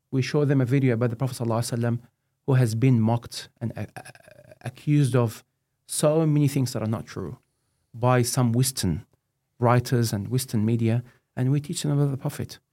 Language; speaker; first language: English; non-native, fluent; Arabic